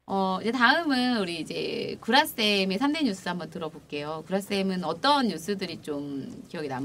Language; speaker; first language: Korean; native; Korean